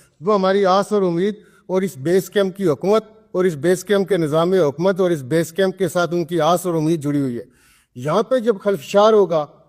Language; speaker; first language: Urdu; non-native, local second language; Pahari-Potwari